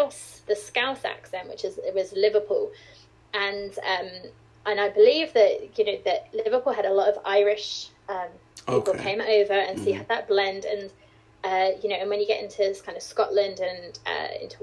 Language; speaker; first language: English; native; English